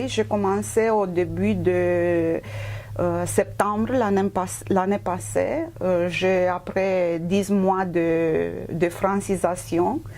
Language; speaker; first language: French; non-native, fluent; Romanian